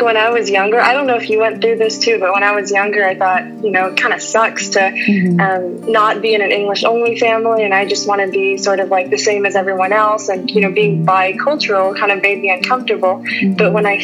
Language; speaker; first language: English; native; English